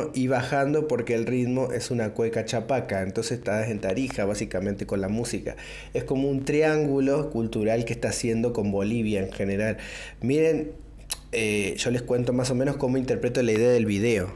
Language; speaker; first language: Spanish; native; Spanish